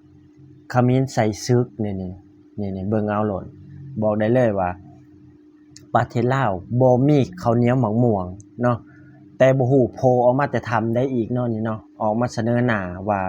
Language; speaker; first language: Thai; non-native, local second language; Northeastern Thai